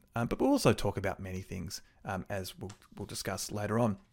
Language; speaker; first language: English; native; English